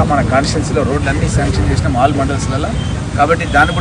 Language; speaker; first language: Telugu; native; Telugu